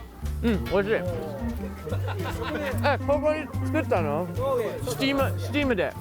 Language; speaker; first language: Japanese; non-native, fluent; English